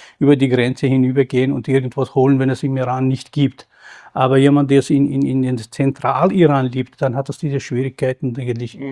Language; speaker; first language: German; non-native, fluent; Kurdish